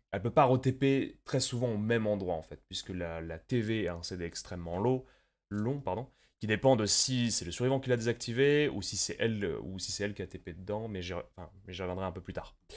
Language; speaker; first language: French; native; French